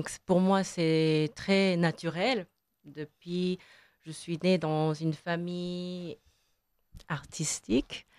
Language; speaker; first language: French; non-native, fluent; Korean